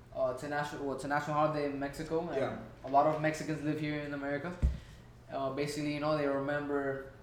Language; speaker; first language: English; early bilingual, heritage; Spanish